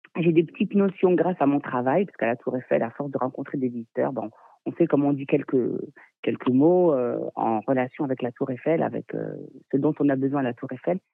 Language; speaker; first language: French; native; French